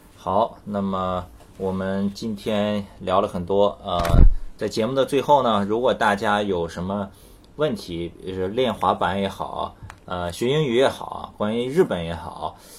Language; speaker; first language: Chinese; native; Chinese